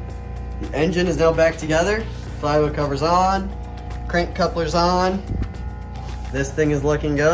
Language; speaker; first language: English; native; English